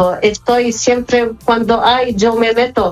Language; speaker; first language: Spanish; non-native, fluent; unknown